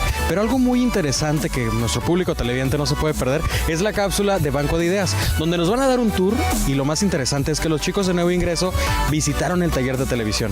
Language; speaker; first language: Spanish; native; Spanish